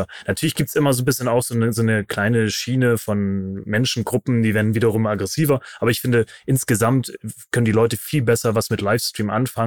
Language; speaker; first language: German; native; German